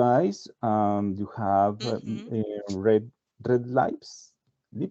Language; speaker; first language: English; non-native, learner; Spanish